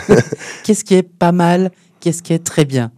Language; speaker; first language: French; native; French